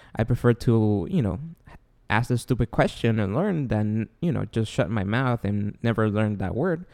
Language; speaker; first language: English; non-native, fluent; Spanish